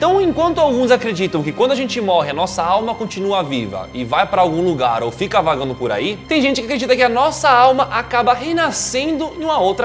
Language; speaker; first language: Portuguese; native; Portuguese